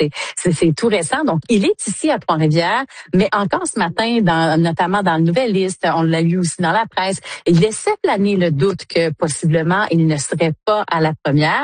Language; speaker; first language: French; native; French